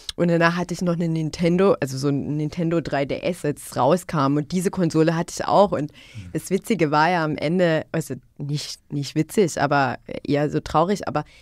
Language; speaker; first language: German; non-native, fluent; Bosnian